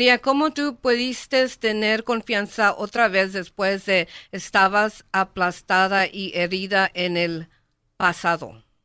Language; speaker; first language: Spanish; non-native, learner; English